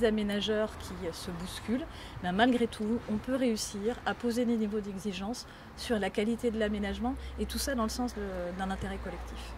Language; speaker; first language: French; native; French